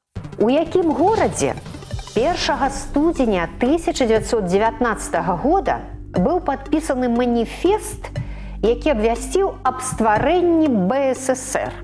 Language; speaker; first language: Belarusian; native; Belarusian